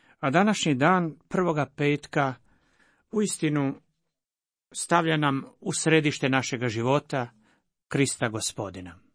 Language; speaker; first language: Croatian; native; Croatian